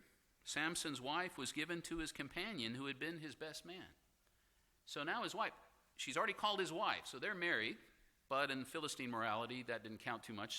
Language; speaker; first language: English; native; English